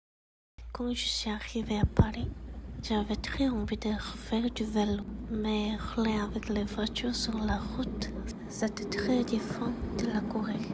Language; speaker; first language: French; non-native, fluent; Korean